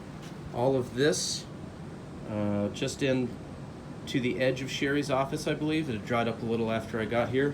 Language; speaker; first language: English; native; English